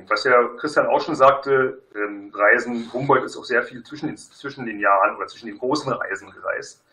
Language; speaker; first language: German; native; German